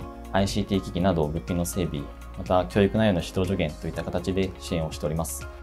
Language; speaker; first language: Japanese; native; Japanese